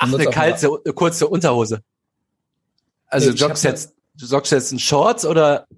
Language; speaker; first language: German; native; German